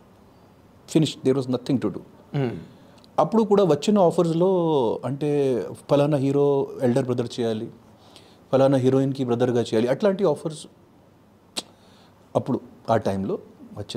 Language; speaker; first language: Telugu; non-native, fluent; Hindi